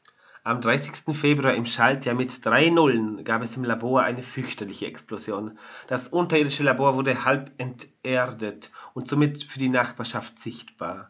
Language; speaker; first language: German; native; German